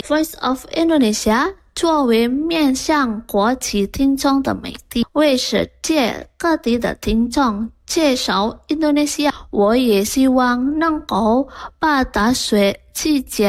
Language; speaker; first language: Chinese; non-native, fluent; Indonesian